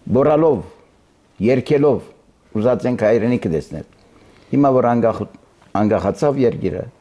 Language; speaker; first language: Armenian; early bilingual, heritage; Armenian